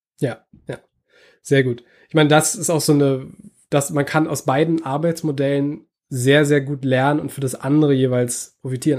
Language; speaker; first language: German; native; German